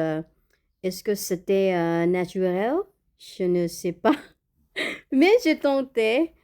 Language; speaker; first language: French; non-native, learner; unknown